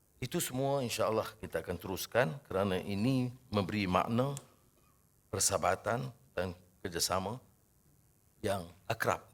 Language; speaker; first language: Malay; native; Malay